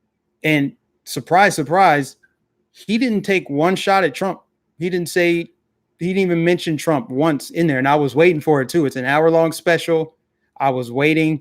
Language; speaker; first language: English; native; English